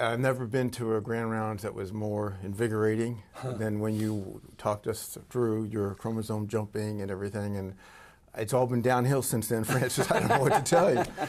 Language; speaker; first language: English; native; English